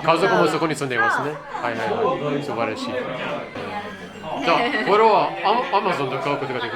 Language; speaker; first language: Japanese; non-native, learner; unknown